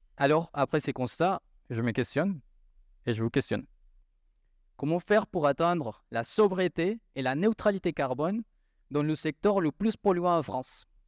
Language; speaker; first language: French; non-native, fluent; Spanish